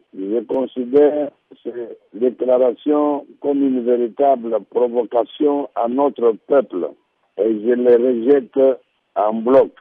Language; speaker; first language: French; non-native, local second language; Lingala